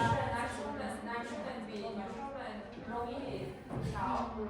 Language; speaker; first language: Chinese; non-native, learner; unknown